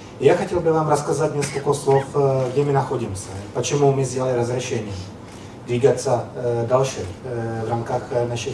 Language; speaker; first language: Russian; non-native, learner; Czech